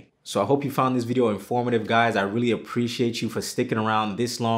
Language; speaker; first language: English; native; English